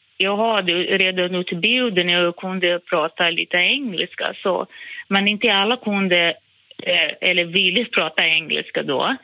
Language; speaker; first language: Swedish; non-native, fluent; Portuguese